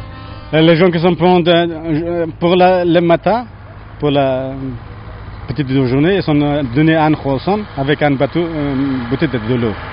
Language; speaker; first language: French; non-native, learner; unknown